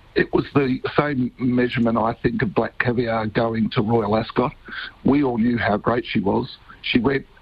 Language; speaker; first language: English; native; English